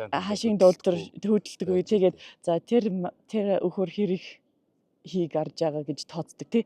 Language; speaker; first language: Mongolian; non-native, learner; English